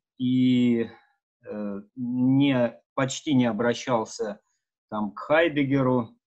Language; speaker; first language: Russian; native; Russian